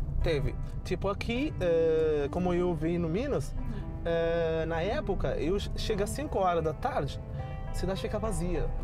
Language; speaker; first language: Portuguese; non-native, learner; Arabic